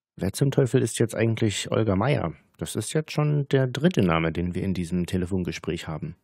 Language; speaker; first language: German; native; German